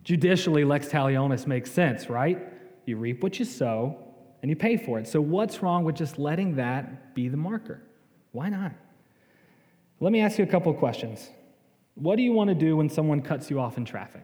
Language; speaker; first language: English; native; English